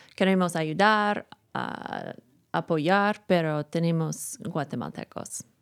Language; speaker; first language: Spanish; non-native, learner; English